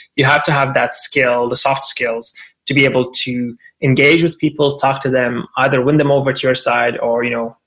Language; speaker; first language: English; non-native, fluent; Arabic